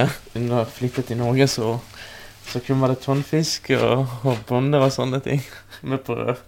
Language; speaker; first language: Norwegian; early bilingual, other home language; Persian